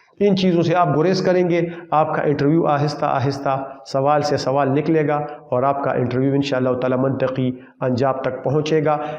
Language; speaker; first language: Urdu; non-native, local second language; Pashto